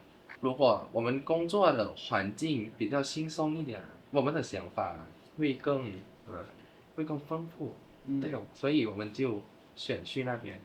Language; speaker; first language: Chinese; non-native, fluent; Thai